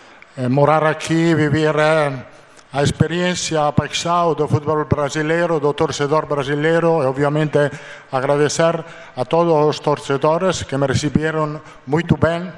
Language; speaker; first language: Portuguese; non-native, fluent; Italian